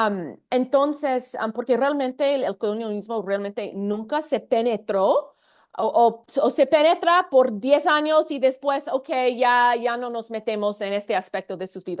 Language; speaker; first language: Spanish; non-native, fluent; English